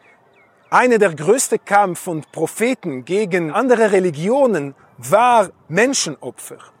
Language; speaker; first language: German; non-native, fluent; Hebrew